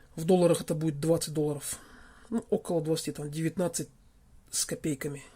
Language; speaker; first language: Russian; non-native, local second language; Kazakh